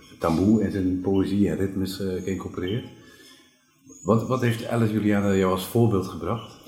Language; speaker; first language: Dutch; native; Dutch